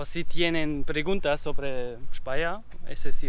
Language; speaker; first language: Spanish; non-native, learner; German